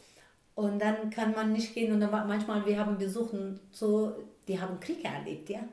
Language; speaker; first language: German; non-native, learner; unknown